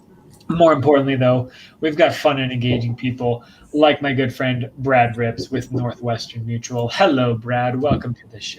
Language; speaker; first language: English; native; English